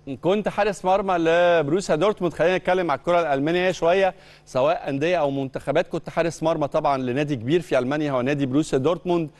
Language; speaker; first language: Arabic; native; Arabic